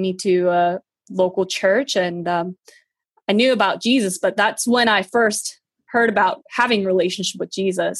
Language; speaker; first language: English; early bilingual, other home language; Korean